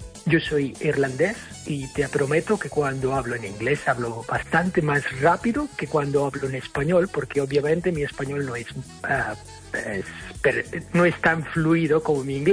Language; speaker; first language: Spanish; non-native, fluent; English